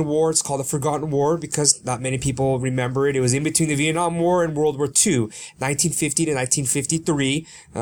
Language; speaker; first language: English; early bilingual, other home language; Korean